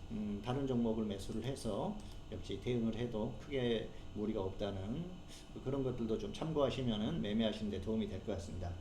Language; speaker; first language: Korean; native; Korean